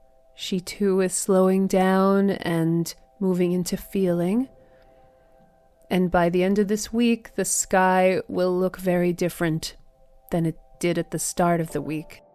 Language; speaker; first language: English; native; English